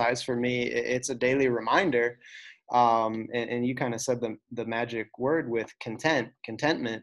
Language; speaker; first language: English; native; English